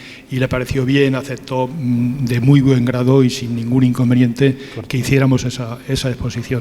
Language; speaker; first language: Spanish; native; Spanish